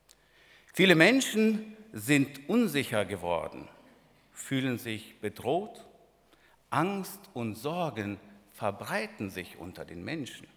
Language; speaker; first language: German; non-native, fluent; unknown